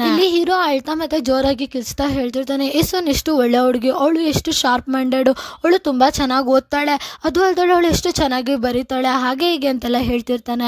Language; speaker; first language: Kannada; native; Kannada